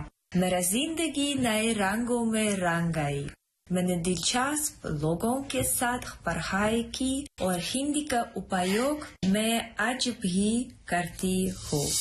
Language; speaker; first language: Hindi; non-native, fluent; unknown